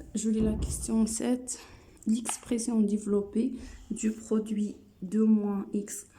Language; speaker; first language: French; non-native, local second language; Arabic